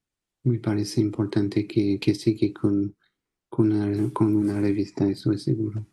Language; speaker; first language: Spanish; non-native, fluent; French